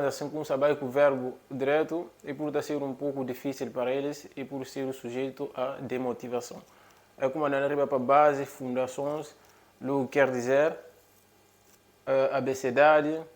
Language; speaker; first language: Portuguese; non-native, local second language; Upper Guinea Crioulo